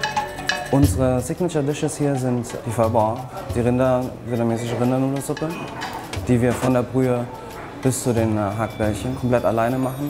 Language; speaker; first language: German; native; German